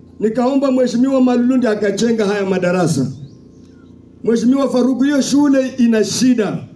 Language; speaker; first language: Swahili; non-native, local second language; Luyia